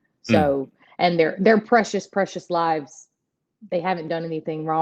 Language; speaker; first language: English; native; English